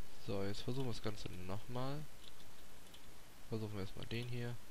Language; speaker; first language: German; native; German